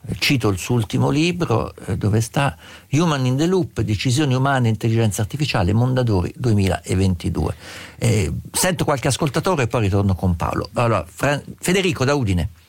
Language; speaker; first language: Italian; native; Italian